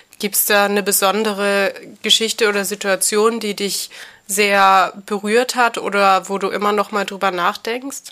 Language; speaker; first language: German; native; German